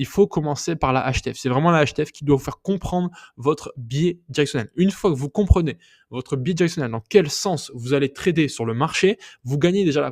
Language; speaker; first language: French; native; French